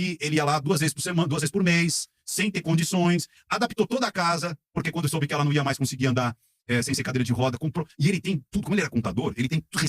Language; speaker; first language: Portuguese; native; Portuguese